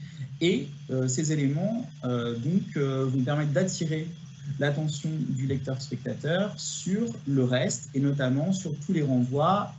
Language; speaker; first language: French; native; French